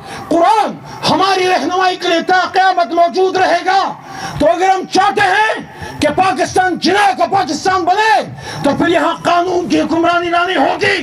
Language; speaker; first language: Urdu; native; Urdu